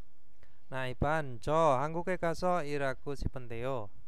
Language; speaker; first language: Korean; non-native, fluent; Indonesian